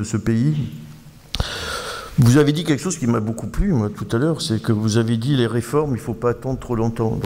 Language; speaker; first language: French; native; French